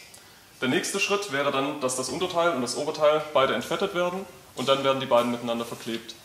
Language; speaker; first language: German; native; German